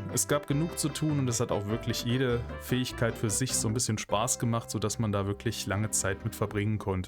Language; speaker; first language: German; native; German